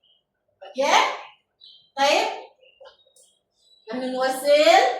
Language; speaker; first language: Arabic; non-native, learner; Malay